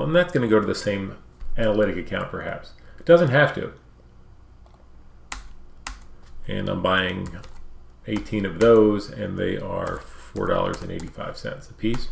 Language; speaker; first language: English; native; English